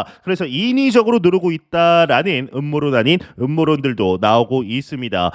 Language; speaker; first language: Korean; native; Korean